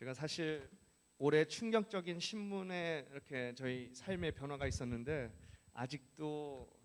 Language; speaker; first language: Korean; non-native, fluent; English